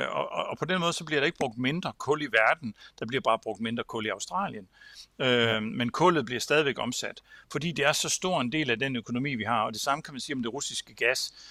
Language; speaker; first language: Danish; native; Danish